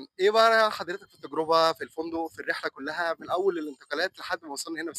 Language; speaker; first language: Arabic; native; Arabic